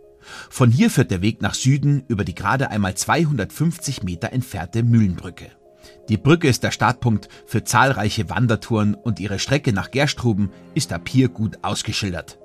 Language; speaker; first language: German; native; German